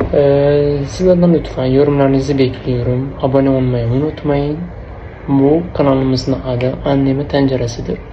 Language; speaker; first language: Turkish; non-native, learner; Uzbek